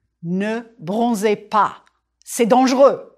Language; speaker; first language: French; non-native, fluent; English